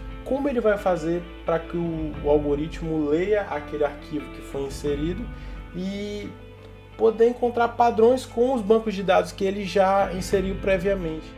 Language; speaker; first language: Portuguese; native; Portuguese